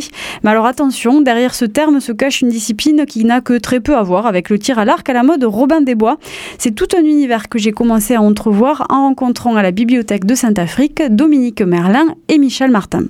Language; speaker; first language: French; native; French